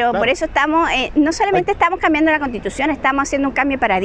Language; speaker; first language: Spanish; native; Spanish